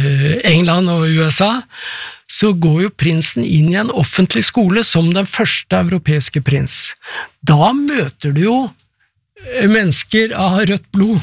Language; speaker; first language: Norwegian; native; Norwegian